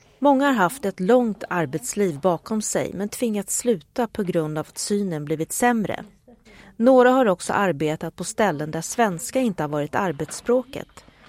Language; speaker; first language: Swedish; native; Swedish